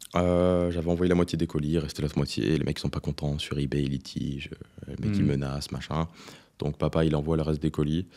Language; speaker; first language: French; native; French